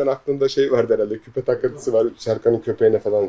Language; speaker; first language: Turkish; native; Turkish